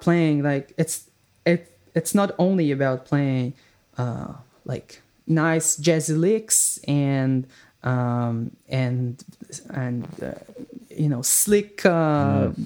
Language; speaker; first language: English; non-native, fluent; Hebrew